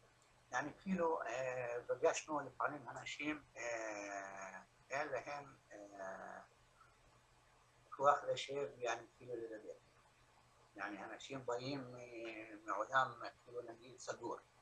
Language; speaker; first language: Hebrew; non-native, local second language; Arabic